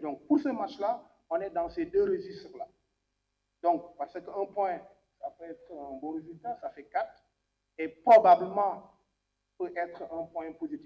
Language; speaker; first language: French; non-native, local second language; Wolof